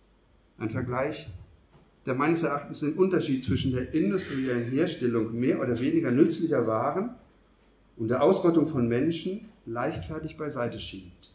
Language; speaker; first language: German; native; German